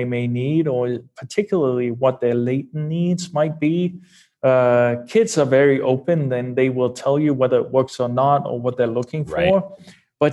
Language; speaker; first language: English; non-native, fluent; Danish